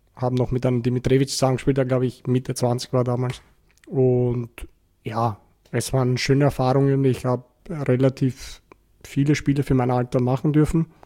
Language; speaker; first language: German; native; German